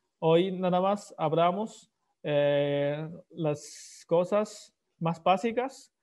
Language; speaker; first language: Spanish; non-native, fluent; Chinese